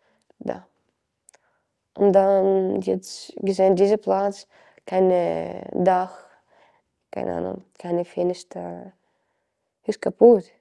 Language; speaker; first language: German; non-native, learner; Ukrainian